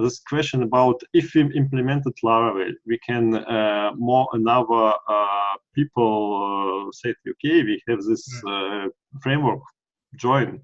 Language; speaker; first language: English; non-native, learner; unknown